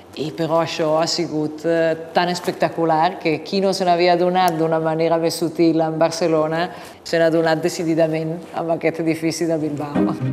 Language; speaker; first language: Catalan; non-native, fluent; Italian